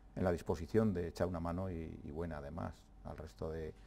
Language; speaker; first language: Spanish; native; Spanish